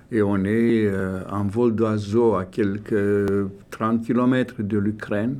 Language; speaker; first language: French; non-native, fluent; Romanian